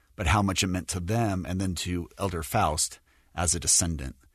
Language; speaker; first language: English; native; English